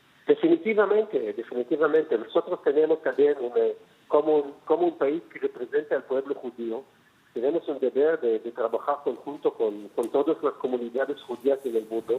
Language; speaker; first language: Spanish; non-native, fluent; Hebrew